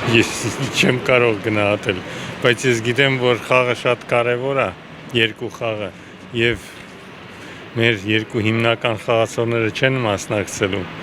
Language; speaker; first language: Armenian; native; Armenian